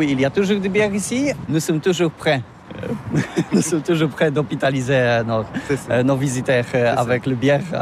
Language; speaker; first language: French; non-native, learner; Polish